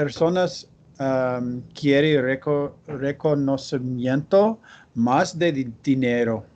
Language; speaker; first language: Spanish; non-native, learner; English